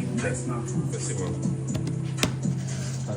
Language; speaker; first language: Russian; non-native, learner; Finnish